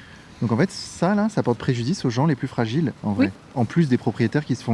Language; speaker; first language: French; native; French